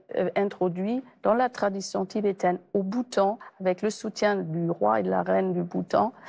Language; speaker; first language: French; non-native, fluent; German